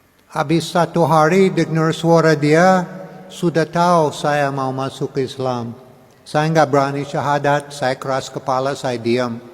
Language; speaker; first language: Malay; non-native, learner; English